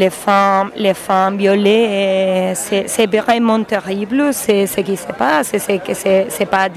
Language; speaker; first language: French; non-native, learner; Spanish